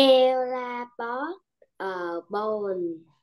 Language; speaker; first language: English; non-native, learner; Vietnamese